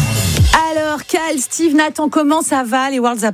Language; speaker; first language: French; native; French